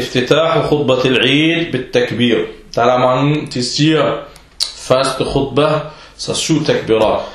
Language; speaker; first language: Danish; early bilingual, other home language; Arabic